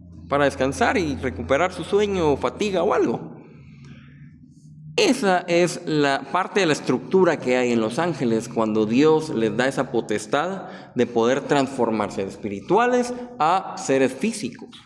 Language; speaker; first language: Spanish; native; Spanish